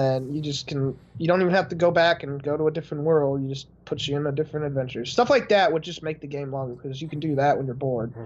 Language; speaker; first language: English; native; English